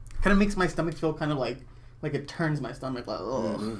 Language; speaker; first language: English; native; English